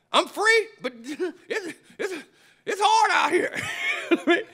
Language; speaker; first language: English; native; English